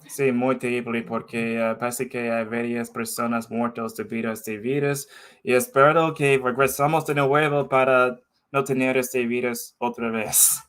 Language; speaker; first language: Spanish; non-native, fluent; English